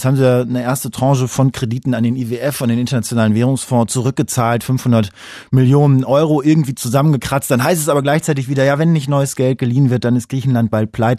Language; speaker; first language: German; native; German